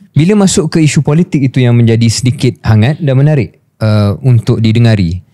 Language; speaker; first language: Malay; native; Malay